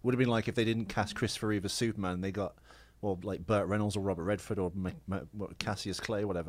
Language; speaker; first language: English; native; English